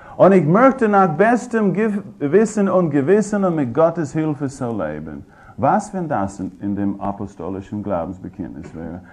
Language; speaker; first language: German; non-native, fluent; English